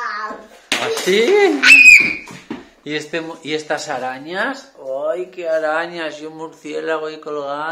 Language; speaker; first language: Spanish; native; Spanish